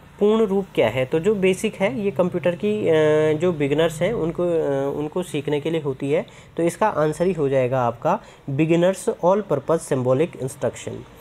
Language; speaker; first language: Hindi; native; Hindi